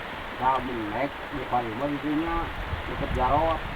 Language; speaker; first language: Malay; non-native, local second language; Sundanese